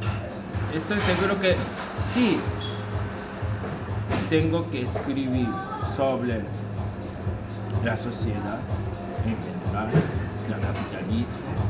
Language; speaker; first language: Spanish; non-native, learner; Japanese